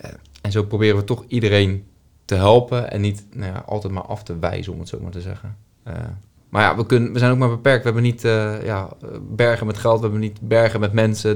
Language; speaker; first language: Dutch; native; Dutch